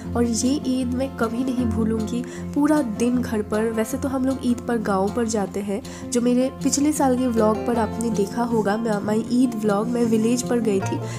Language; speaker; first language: Hindi; non-native, local second language; Bangla